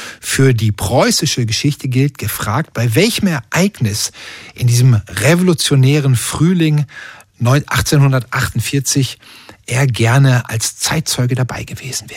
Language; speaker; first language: German; native; German